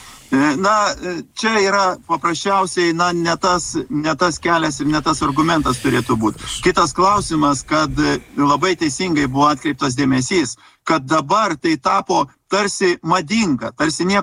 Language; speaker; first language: Lithuanian; native; Lithuanian